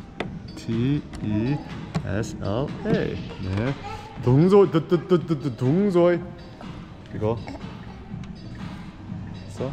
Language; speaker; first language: Korean; early bilingual, heritage; English